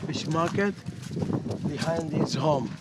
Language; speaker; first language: English; non-native, learner; Swahili